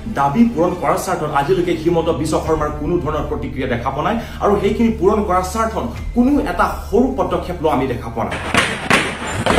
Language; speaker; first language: Assamese; non-native, local second language; Karbi